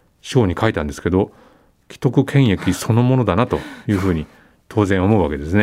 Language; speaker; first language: Japanese; native; Japanese